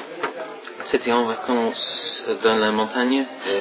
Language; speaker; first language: French; non-native, learner; English